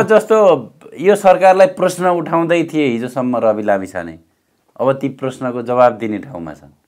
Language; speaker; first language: Nepali; native; Nepali